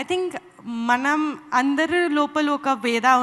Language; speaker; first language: Telugu; non-native, learner; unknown